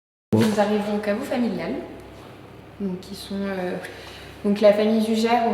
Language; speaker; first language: French; native; French